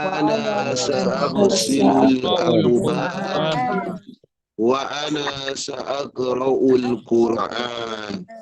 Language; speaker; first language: Arabic; non-native, learner; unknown